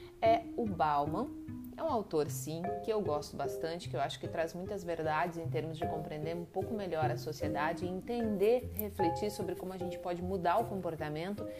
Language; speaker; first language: Portuguese; native; Portuguese